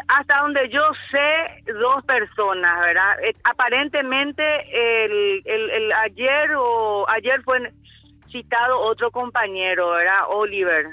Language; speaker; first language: Spanish; native; Spanish